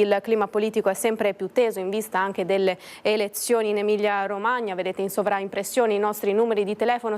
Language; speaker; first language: Italian; native; Italian